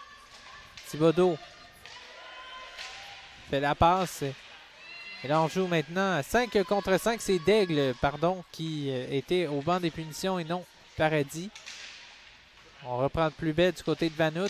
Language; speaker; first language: French; native; French